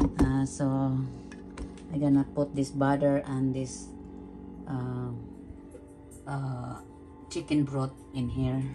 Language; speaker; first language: English; non-native, learner; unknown